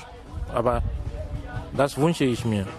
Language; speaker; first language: German; non-native, fluent; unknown